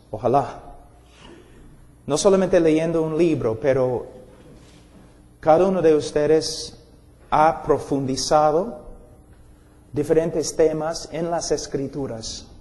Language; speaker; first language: Spanish; non-native, fluent; English